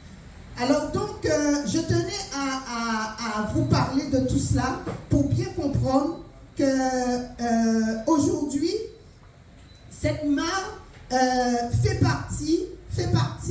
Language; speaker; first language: French; native; French